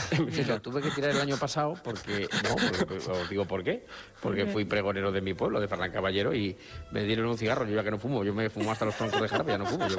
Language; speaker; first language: Spanish; native; Spanish